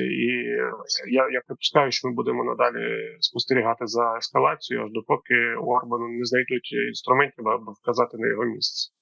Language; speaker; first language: Ukrainian; native; Ukrainian